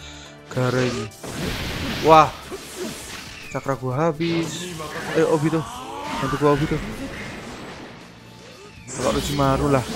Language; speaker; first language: Indonesian; native; Indonesian